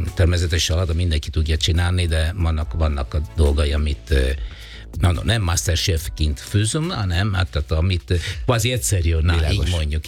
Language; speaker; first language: Hungarian; non-native, fluent; Italian